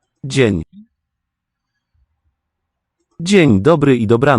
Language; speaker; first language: Polish; non-native, learner; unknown